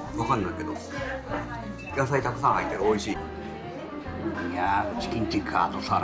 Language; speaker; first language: Japanese; native; Japanese